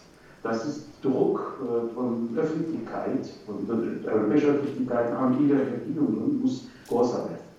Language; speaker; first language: German; non-native, learner; Turkish